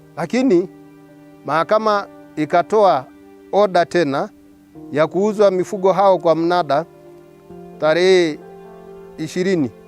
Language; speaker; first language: Swahili; non-native, local second language; Masai